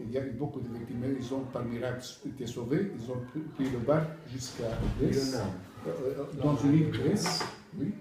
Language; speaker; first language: French; non-native, fluent; Arabic